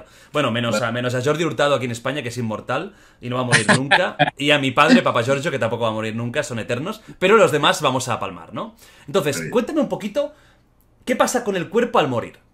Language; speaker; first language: Spanish; native; Spanish